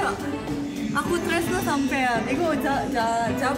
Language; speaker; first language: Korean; non-native, fluent; Indonesian